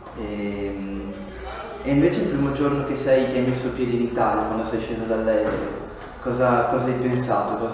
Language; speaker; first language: Italian; native; Italian